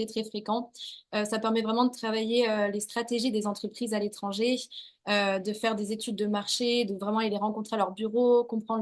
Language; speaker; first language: French; native; French